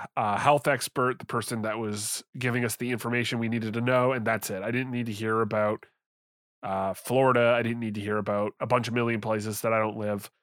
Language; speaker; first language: English; native; English